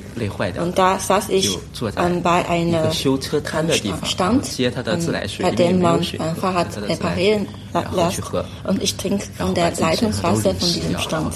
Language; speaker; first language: German; non-native, fluent; Chinese